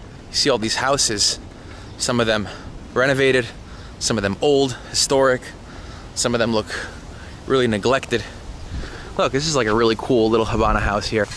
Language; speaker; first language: English; native; English